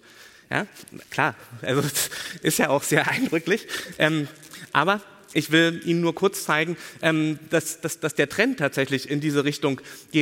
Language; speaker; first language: German; native; German